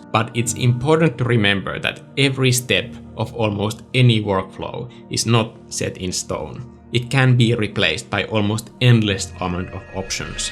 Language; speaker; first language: English; non-native, fluent; Finnish